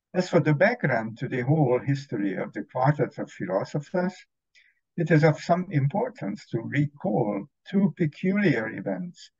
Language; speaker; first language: English; non-native, fluent; Hungarian